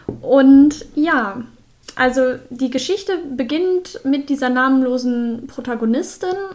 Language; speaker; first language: German; native; German